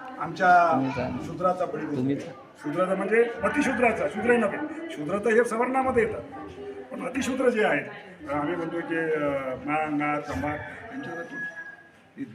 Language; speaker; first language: Marathi; native; Marathi